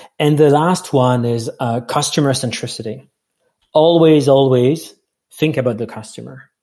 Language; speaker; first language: English; non-native, fluent; French